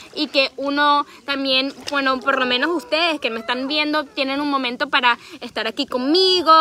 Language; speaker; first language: Spanish; early bilingual, heritage; Spanish